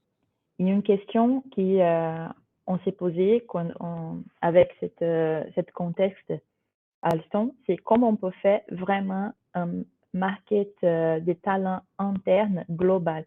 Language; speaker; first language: French; non-native, fluent; Portuguese